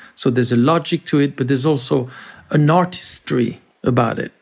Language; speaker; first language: English; non-native, fluent; French